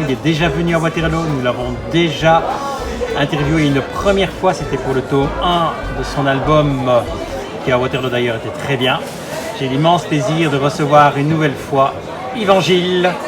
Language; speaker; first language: French; native; French